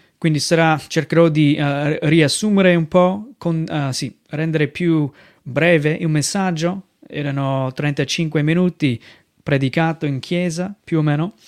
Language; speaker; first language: Italian; non-native, fluent; English